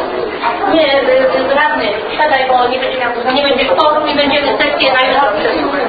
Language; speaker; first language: Polish; native; Polish